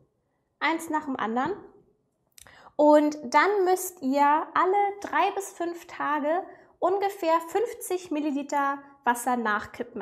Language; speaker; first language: German; native; German